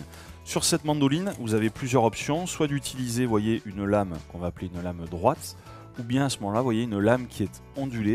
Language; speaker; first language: French; native; French